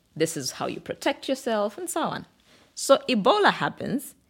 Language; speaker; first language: English; non-native, local second language; Bemba